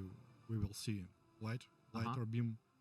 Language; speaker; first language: English; non-native, learner; Russian